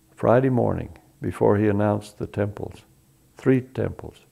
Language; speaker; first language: English; early bilingual, other home language; Spanish